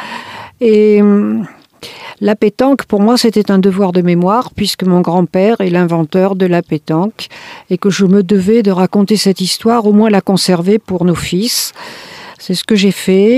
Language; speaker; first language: French; native; French